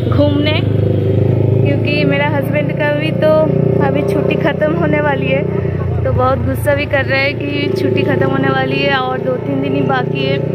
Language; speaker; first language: Hindi; non-native, local second language; Bangla